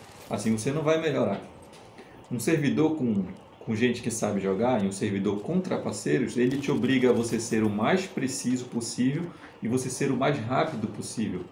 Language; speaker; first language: Portuguese; native; Portuguese